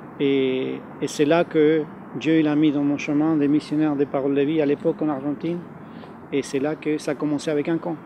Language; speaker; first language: French; non-native, fluent; Spanish